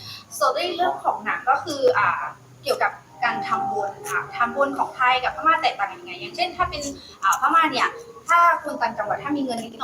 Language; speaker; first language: Thai; non-native, fluent; Burmese